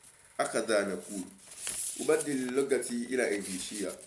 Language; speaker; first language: Arabic; non-native, learner; Yoruba